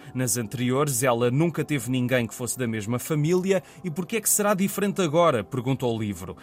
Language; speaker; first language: Portuguese; native; Portuguese